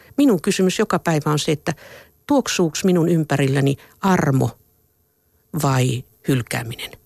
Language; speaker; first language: Finnish; native; Finnish